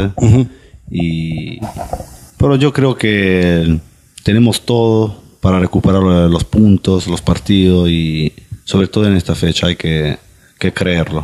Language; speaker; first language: Spanish; non-native, fluent; Italian